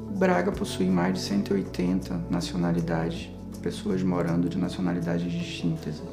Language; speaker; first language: Portuguese; native; Portuguese